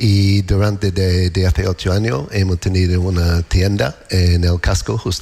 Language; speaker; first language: Spanish; non-native, learner; English